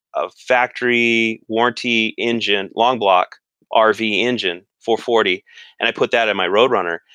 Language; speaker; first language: English; native; English